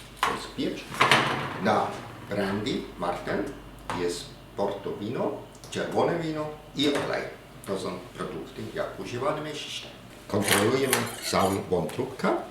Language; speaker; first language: Polish; non-native, learner; German